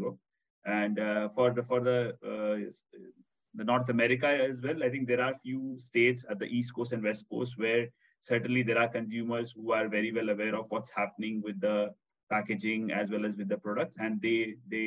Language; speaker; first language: English; non-native, local second language; Hindi